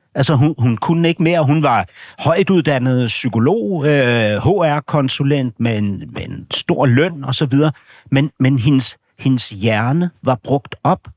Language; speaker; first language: Danish; native; Danish